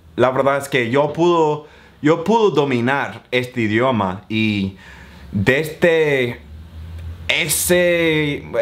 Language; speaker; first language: Spanish; non-native, fluent; English